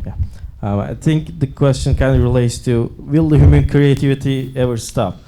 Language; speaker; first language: English; non-native, fluent; Turkish